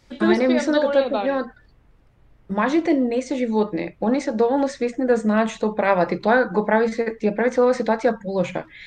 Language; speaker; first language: Macedonian; native; Macedonian